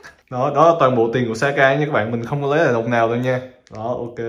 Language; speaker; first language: Vietnamese; native; Vietnamese